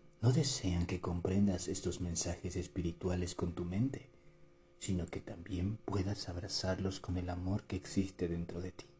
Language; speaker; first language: Spanish; native; Spanish